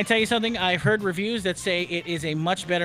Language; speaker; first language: English; native; English